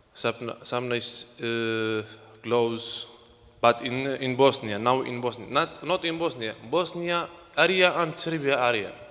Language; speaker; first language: English; non-native, learner; Arabic